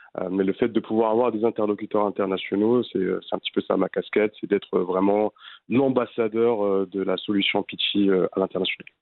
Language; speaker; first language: French; non-native, local second language; Arabic